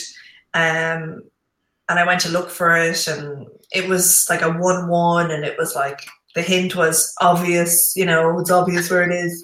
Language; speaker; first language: English; native; English